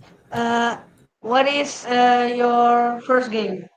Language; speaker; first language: English; non-native, learner; Indonesian